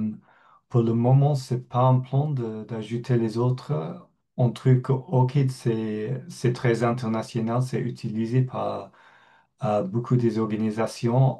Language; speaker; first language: French; non-native, fluent; English